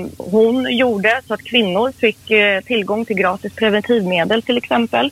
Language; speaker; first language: Swedish; early bilingual, other home language; Persian